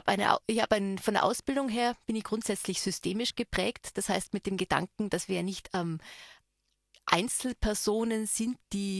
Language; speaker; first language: German; native; German